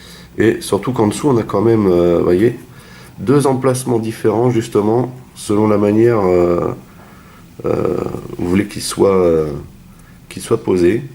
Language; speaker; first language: French; native; French